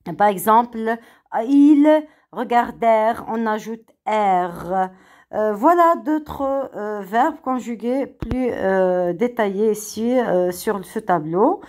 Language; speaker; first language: French; non-native, local second language; Arabic